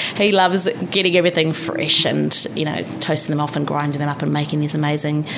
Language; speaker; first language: English; native; English